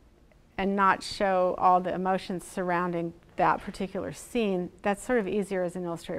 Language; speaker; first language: English; native; English